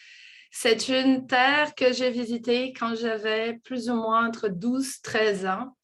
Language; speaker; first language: French; non-native, fluent; Portuguese